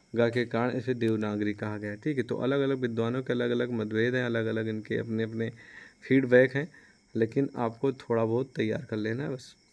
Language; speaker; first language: Hindi; native; Hindi